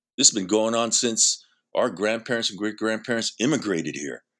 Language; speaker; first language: English; native; English